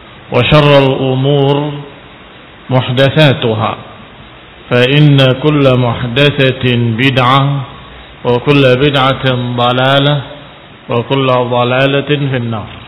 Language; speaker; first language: Arabic; non-native, fluent; Indonesian